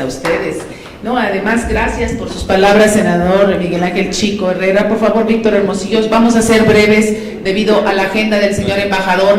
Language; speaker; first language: Spanish; native; Spanish